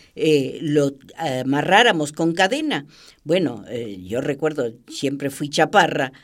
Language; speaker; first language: Spanish; native; Spanish